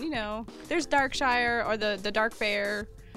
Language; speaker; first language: English; native; English